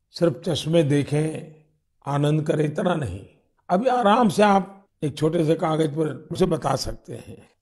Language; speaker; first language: Hindi; non-native, local second language; Gujarati